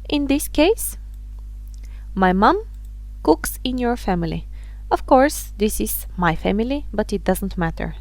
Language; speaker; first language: English; non-native, fluent; Bulgarian